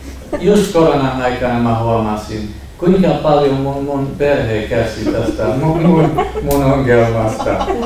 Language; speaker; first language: Finnish; non-native, fluent; Kurdish